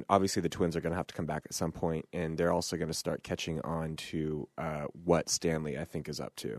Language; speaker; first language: English; native; English